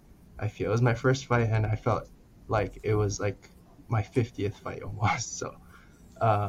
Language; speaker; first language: English; native; English